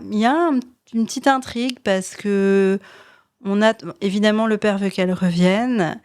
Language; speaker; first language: French; native; French